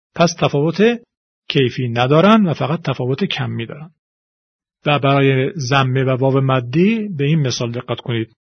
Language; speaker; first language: Persian; native; Persian